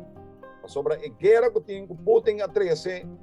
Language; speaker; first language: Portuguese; non-native, learner; Papiamento